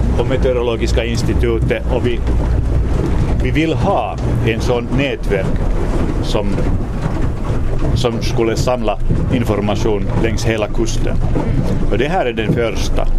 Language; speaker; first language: Swedish; non-native, local second language; Finnish